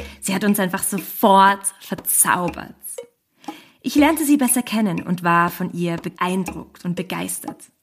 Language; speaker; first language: German; native; German